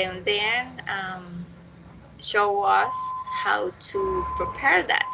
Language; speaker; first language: English; non-native, learner; Spanish